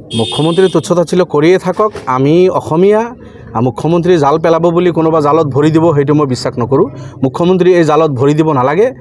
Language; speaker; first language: Assamese; non-native, local second language; Bangla